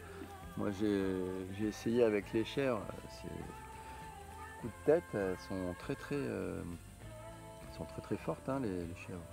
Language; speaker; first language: French; native; French